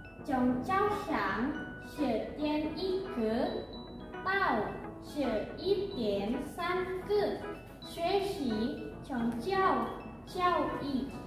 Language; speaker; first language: Chinese; non-native, learner; Indonesian